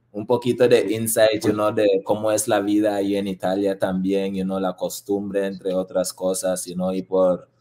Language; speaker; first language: Spanish; non-native, local second language; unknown